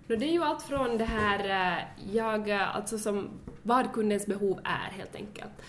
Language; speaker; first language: Swedish; native; Swedish